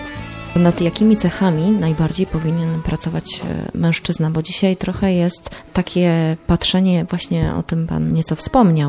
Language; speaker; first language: Polish; native; Polish